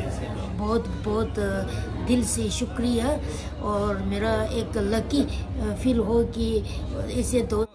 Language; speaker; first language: Hindi; non-native, local second language; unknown